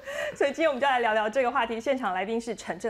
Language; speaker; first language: Chinese; native; Chinese